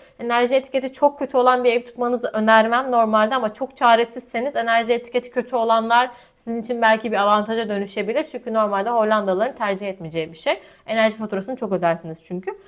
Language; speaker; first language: Turkish; native; Turkish